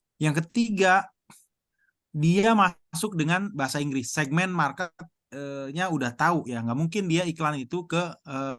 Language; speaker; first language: Indonesian; native; Indonesian